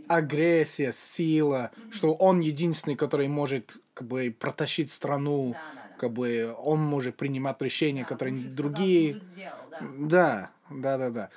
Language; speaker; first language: Russian; non-native, fluent; English